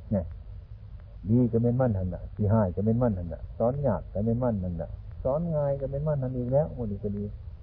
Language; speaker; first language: Thai; non-native, local second language; Northeastern Thai